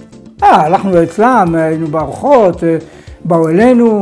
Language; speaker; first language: Hebrew; non-native, fluent; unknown